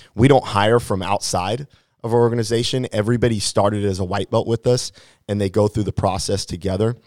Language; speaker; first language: English; native; English